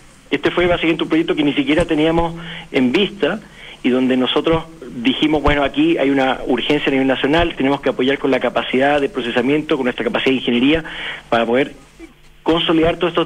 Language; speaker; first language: Spanish; native; Spanish